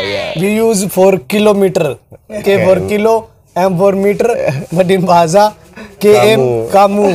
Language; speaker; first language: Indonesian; non-native, learner; Hindi